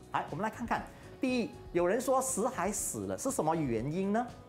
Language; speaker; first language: Chinese; native; Chinese